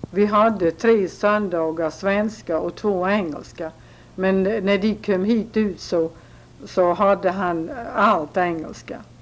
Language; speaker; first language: Swedish; early bilingual, heritage; Swedish